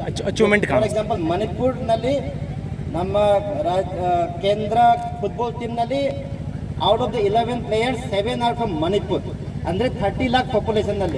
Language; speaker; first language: Kannada; non-native, fluent; Manipuri